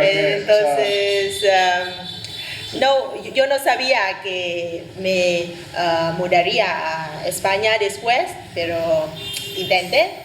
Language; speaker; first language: Spanish; non-native, fluent; Vietnamese